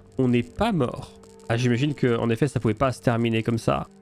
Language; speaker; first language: French; native; French